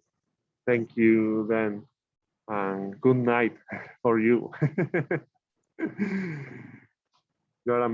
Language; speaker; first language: English; non-native, learner; Spanish